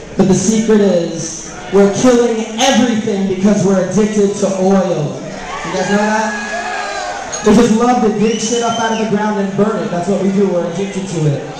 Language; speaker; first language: English; native; English